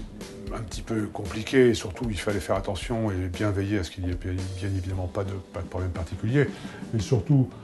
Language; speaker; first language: French; native; French